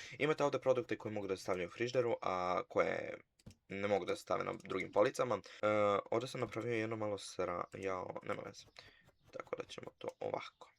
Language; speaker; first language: Bosnian; early bilingual, heritage; Bosnian